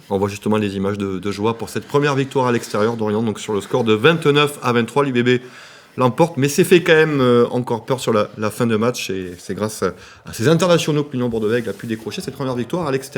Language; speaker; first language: French; native; French